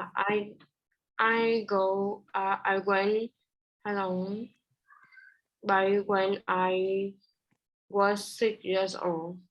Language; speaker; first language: English; non-native, learner; Vietnamese